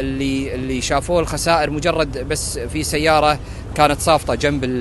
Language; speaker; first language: Arabic; native; Arabic